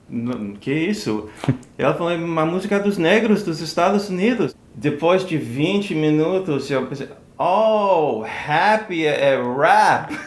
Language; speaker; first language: Portuguese; non-native, fluent; English